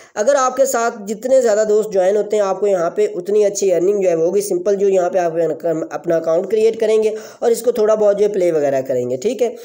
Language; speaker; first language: Urdu; non-native, local second language; Punjabi